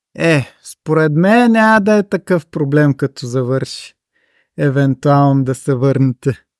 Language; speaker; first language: Bulgarian; native; Bulgarian